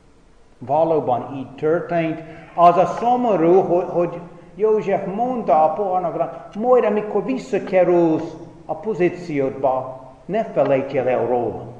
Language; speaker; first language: Hungarian; non-native, fluent; English